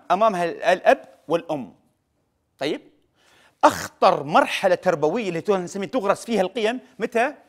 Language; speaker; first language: Arabic; native; Arabic